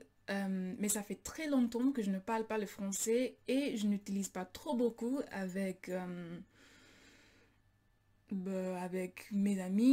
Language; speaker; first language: French; non-native, learner; English